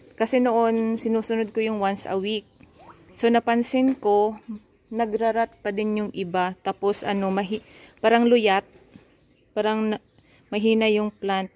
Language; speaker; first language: Filipino; non-native, local second language; Cebuano